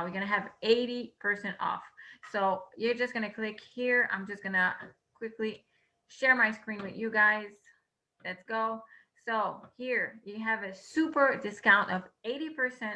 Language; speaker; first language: English; non-native, fluent; French